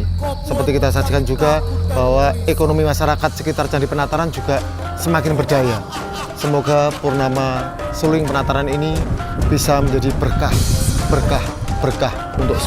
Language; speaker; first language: Indonesian; native; Indonesian